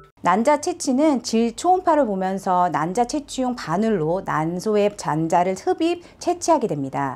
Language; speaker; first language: Korean; native; Korean